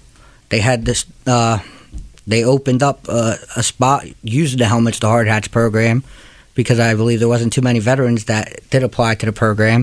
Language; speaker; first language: English; native; English